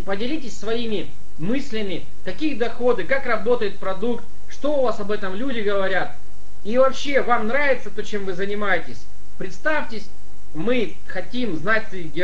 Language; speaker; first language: Russian; native; Russian